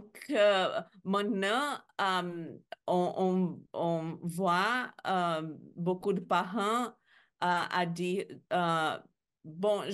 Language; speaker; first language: French; non-native, learner; Portuguese